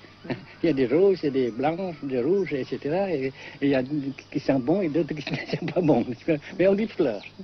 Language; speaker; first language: French; non-native, fluent; Vietnamese